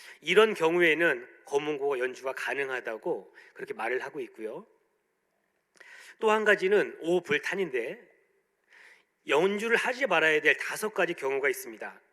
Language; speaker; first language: Korean; native; Korean